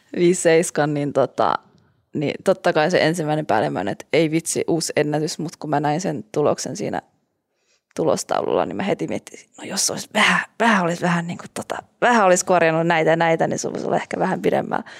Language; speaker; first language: Finnish; native; Finnish